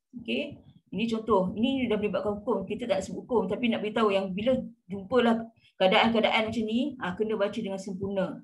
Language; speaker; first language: Malay; native; Malay